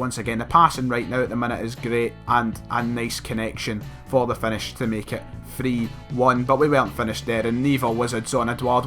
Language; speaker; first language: English; native; English